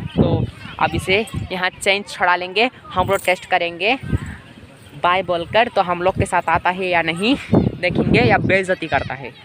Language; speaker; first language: Hindi; non-native, local second language; Urdu